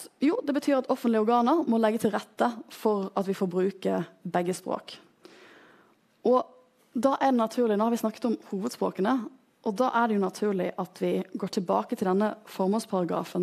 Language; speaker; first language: Norwegian; native; Norwegian